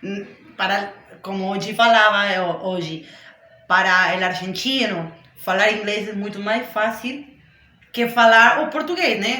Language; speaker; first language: Portuguese; non-native, learner; Spanish